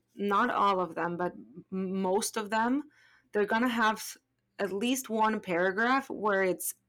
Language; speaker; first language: English; non-native, fluent; Spanish